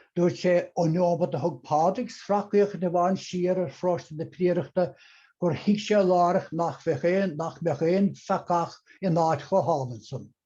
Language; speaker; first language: Irish; native; Irish